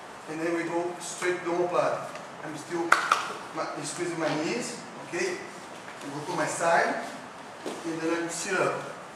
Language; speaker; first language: English; non-native, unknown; Portuguese